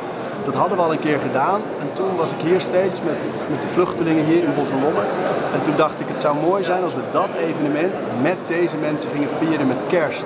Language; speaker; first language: Dutch; native; Dutch